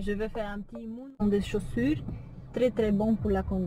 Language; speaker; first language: French; non-native, fluent; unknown